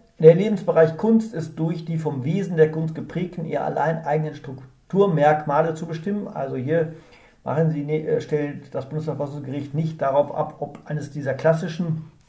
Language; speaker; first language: German; native; German